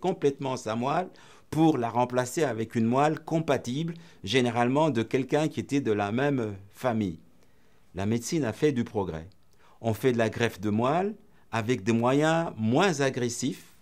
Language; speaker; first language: French; native; French